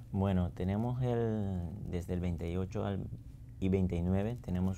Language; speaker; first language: Spanish; non-native, fluent; Papiamento